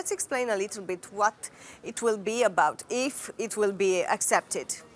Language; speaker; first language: English; non-native, fluent; Romanian